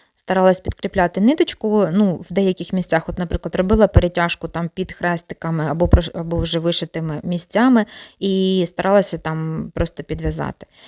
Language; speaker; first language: Ukrainian; non-native, local second language; Russian